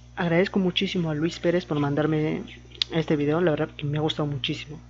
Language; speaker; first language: Spanish; native; Spanish